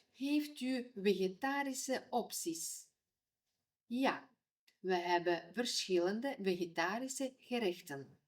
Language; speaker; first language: Dutch; non-native, fluent; Ukrainian